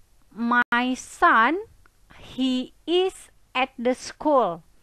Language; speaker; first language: English; non-native, fluent; Indonesian